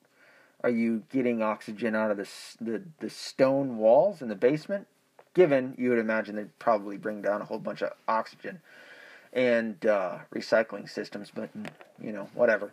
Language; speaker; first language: English; native; English